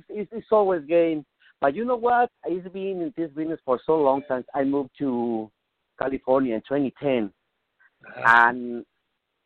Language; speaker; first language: English; non-native, learner; Spanish